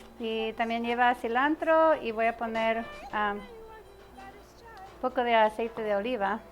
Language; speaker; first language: Spanish; early bilingual, heritage; Spanish